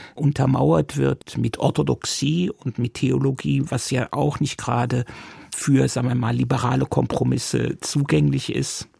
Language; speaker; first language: German; non-native, local second language; Yiddish